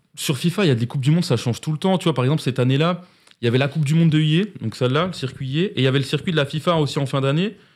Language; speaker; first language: French; native; French